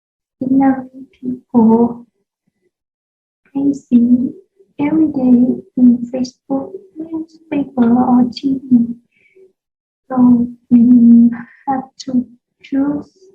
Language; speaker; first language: English; non-native, learner; Vietnamese